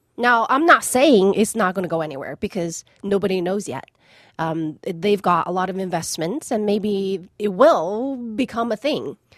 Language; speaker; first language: English; non-native, fluent; Chinese